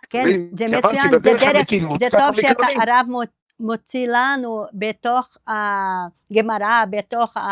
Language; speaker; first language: Hebrew; non-native, fluent; Portuguese